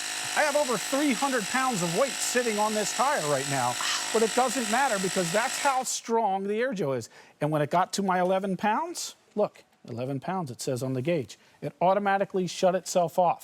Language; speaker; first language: English; native; English